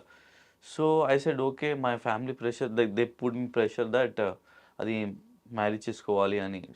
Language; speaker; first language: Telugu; non-native, local second language; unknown